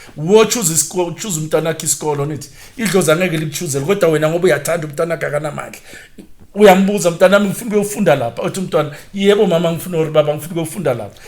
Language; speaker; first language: Zulu; native; Zulu